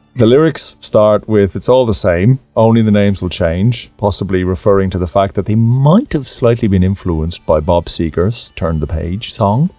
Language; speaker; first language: English; native; English